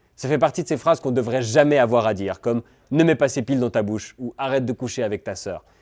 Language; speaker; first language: French; native; French